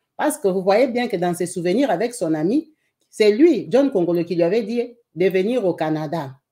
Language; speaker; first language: French; non-native, local second language; Lingala